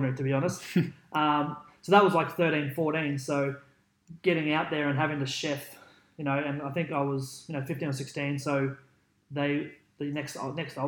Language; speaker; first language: English; native; English